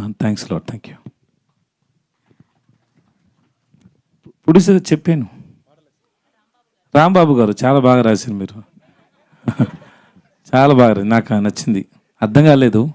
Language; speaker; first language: Telugu; non-native, learner; Tamil